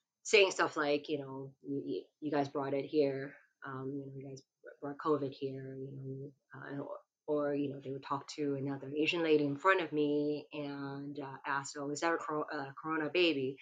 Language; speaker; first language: English; non-native, local second language; Cantonese